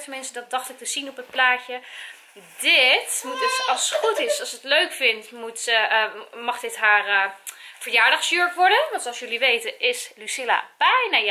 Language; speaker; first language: Dutch; native; Dutch